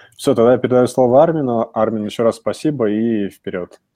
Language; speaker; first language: Russian; native; Russian